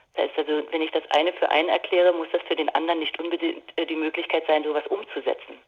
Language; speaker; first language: German; native; German